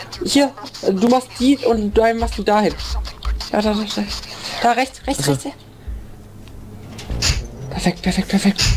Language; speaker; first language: German; native; German